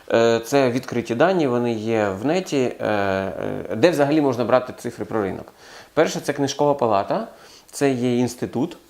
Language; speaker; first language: Ukrainian; non-native, local second language; Russian